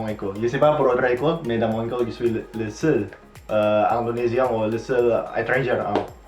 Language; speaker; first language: French; non-native, fluent; Indonesian